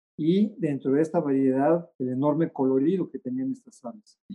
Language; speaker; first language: Spanish; native; Spanish